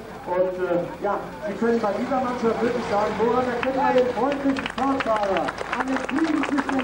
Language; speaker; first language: German; native; German